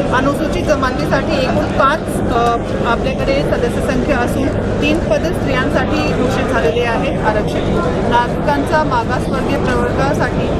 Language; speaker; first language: Marathi; native; Marathi